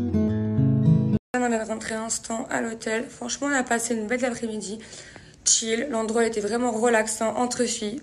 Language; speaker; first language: French; native; French